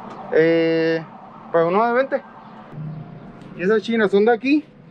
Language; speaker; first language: Spanish; native; Spanish